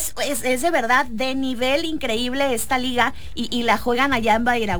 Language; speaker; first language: Spanish; native; Spanish